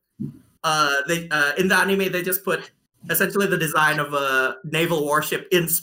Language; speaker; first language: English; non-native, fluent; Indonesian